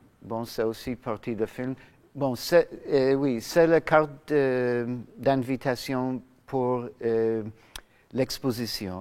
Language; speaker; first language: French; non-native, fluent; English